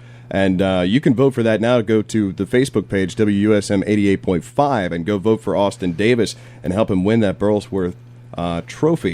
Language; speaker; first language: English; native; English